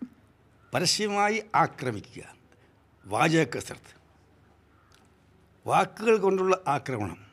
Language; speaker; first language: Malayalam; native; Malayalam